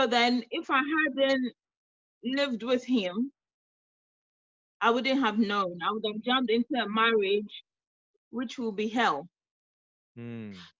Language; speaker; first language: English; non-native, local second language; Akan